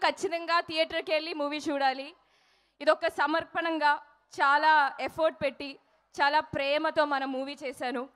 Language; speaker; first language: Telugu; non-native, fluent; Malayalam